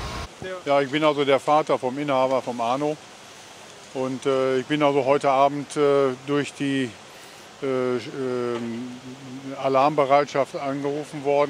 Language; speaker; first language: German; native; German